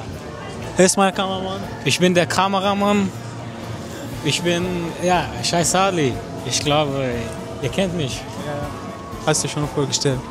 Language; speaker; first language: German; non-native, learner; Arabic